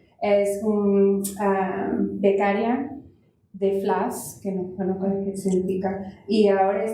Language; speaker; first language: Spanish; non-native, fluent; English